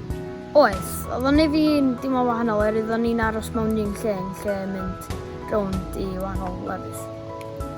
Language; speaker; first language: Welsh; native; Welsh